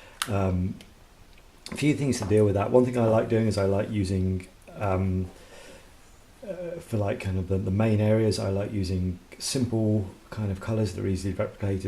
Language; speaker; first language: English; native; English